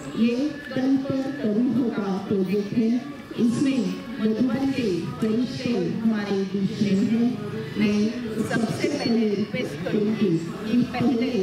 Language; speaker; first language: Hindi; non-native, local second language; Marathi